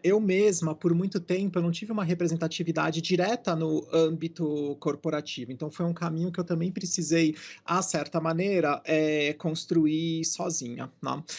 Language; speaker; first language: Portuguese; native; Portuguese